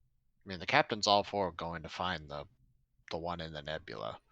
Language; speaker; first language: English; native; English